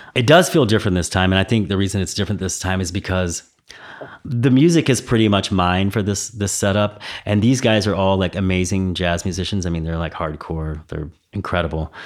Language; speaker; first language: English; native; English